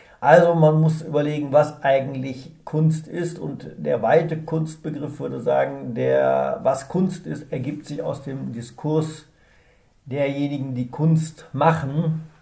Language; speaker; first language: German; native; German